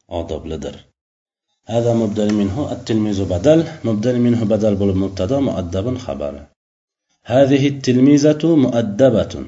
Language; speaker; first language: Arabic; non-native, fluent; Uzbek